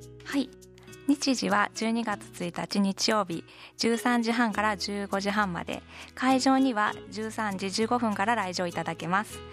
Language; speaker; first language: Japanese; native; Japanese